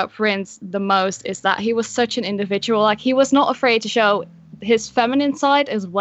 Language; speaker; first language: English; non-native, fluent; Dutch